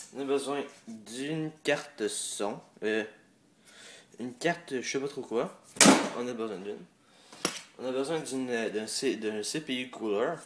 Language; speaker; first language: French; native; French